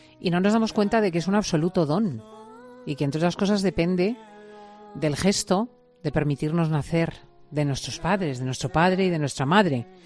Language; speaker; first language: Spanish; native; Spanish